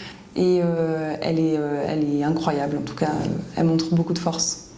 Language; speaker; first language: French; native; French